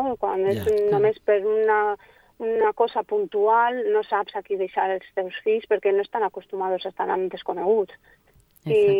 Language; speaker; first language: Catalan; non-native, local second language; Spanish